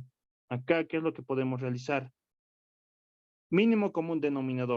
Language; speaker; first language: Spanish; native; Spanish